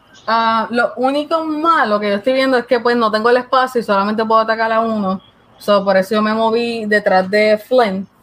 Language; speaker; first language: Spanish; native; Spanish